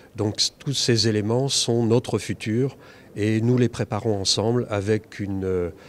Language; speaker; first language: French; native; French